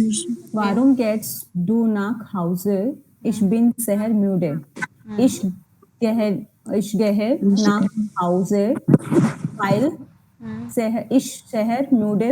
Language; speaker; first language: German; non-native, learner; Hindi